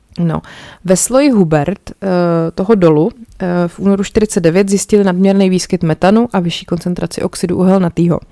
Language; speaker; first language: Czech; native; Czech